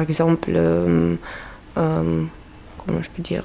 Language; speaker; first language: French; non-native, fluent; Romanian